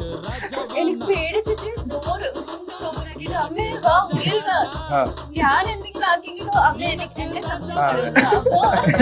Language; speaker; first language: Malayalam; non-native, learner; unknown